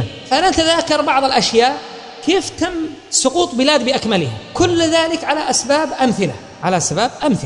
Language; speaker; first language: Arabic; native; Arabic